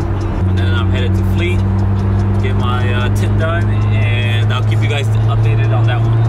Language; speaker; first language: English; native; English